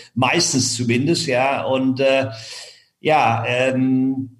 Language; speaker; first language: German; non-native, fluent; English